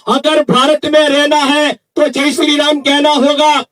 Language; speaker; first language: Hindi; non-native, local second language; Kannada